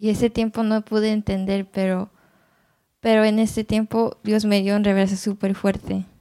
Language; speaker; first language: Spanish; non-native, learner; Japanese